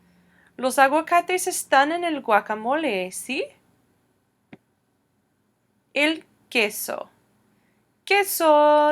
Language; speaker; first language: Spanish; non-native, fluent; English